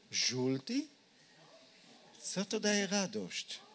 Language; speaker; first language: Polish; non-native, learner; Hebrew